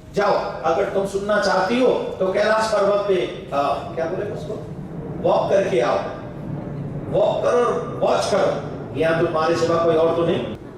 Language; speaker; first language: Hindi; native; Hindi